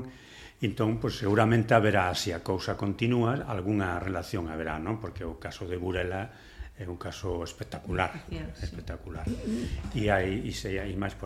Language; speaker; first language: Galician; native; Galician